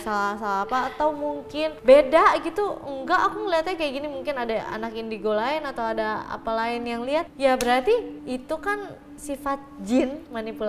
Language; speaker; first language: Indonesian; native; Indonesian